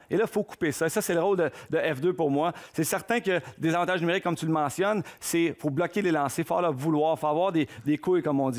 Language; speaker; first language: French; native; French